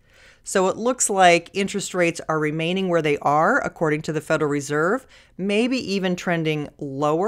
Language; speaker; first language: English; native; English